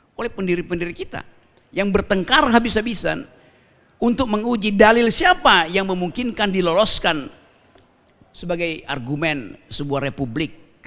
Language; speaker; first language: Indonesian; native; Indonesian